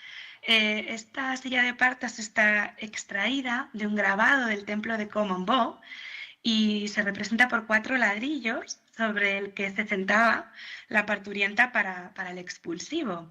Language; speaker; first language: Spanish; native; Spanish